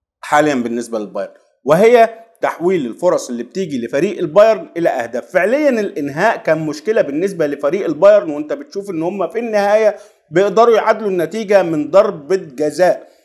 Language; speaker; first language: Arabic; native; Arabic